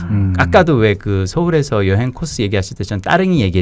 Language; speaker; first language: Korean; native; Korean